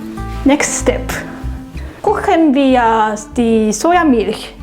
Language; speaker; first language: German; non-native, learner; Japanese